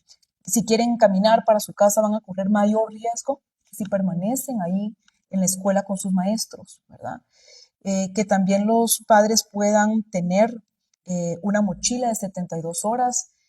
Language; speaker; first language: Spanish; native; Spanish